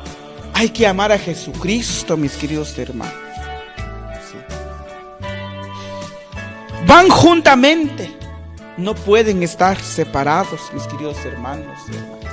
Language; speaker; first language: Spanish; non-native, local second language; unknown